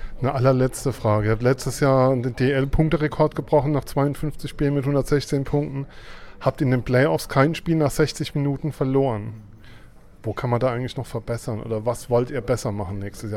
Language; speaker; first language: German; native; German